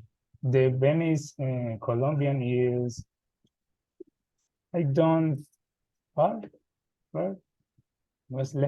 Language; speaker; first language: English; non-native, learner; Spanish